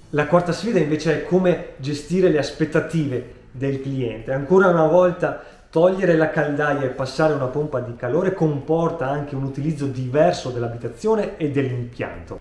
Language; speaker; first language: Italian; native; Italian